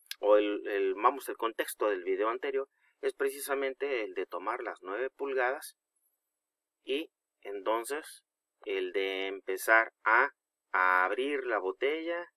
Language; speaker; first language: Spanish; native; Spanish